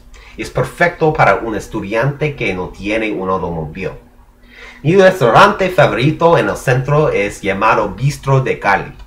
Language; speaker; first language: Spanish; non-native, learner; English